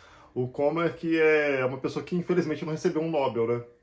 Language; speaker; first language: Portuguese; native; Portuguese